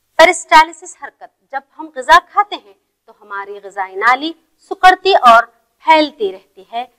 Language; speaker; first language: Urdu; native; Urdu